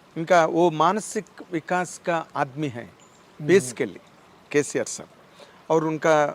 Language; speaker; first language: Hindi; non-native, local second language; Telugu